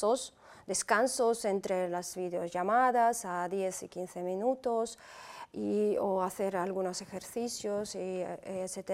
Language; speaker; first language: Spanish; non-native, fluent; Uzbek